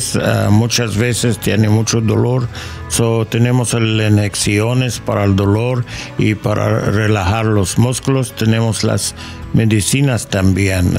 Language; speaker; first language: Spanish; non-native, learner; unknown